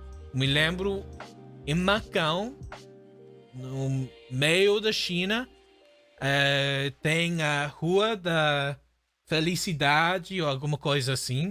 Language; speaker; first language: Portuguese; non-native, fluent; English